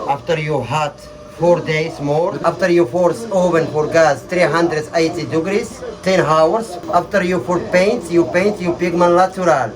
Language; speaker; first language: English; non-native, learner; Arabic